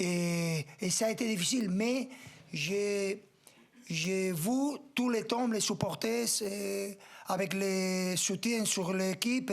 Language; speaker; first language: French; non-native, fluent; Spanish